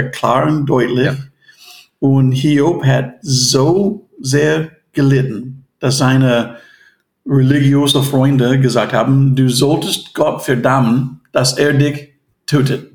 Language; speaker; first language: German; non-native, fluent; English